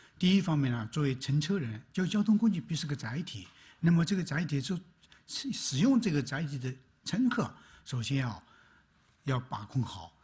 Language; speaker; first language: Chinese; native; Chinese